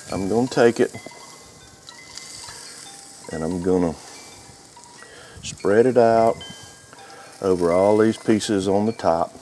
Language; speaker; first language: English; native; English